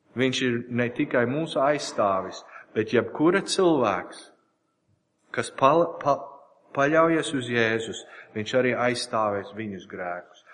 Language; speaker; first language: Latvian; non-native, learner; English